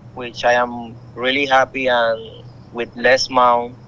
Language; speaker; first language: English; non-native, learner; Spanish